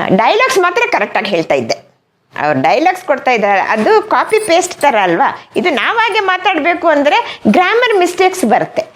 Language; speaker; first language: Kannada; non-native, fluent; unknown